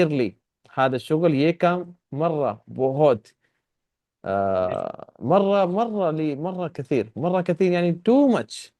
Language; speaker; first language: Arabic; non-native, fluent; Urdu